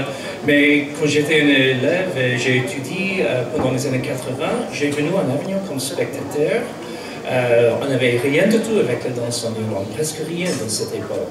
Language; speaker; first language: French; non-native, fluent; English